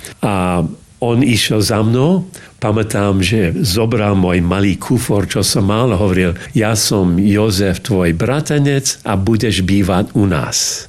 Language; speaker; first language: Slovak; early bilingual, heritage; English